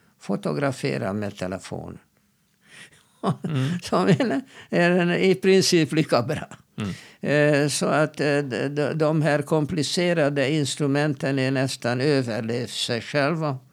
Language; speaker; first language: Swedish; non-native, fluent; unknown